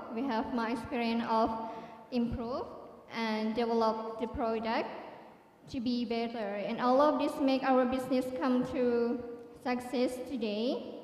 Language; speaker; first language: English; non-native, learner; Thai